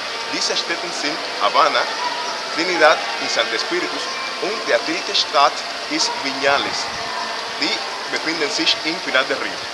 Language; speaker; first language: German; non-native, learner; Spanish